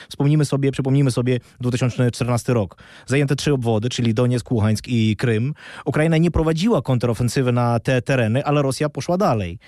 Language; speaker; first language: Polish; non-native, fluent; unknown